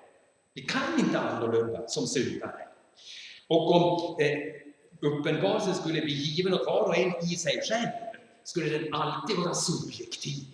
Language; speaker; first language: Swedish; non-native, fluent; German